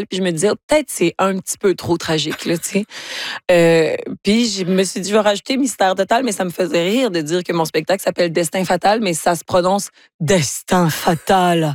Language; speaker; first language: French; native; French